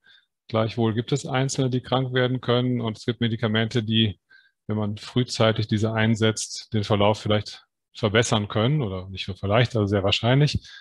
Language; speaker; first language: German; native; German